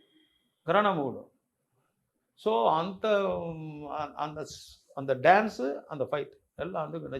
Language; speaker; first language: Telugu; non-native, learner; Tamil